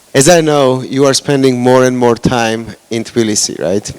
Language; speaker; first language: English; non-native, fluent; Georgian